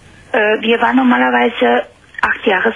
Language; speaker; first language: German; non-native, fluent; Romanian